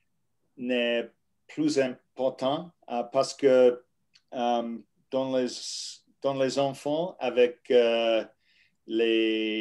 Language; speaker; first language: French; non-native, learner; English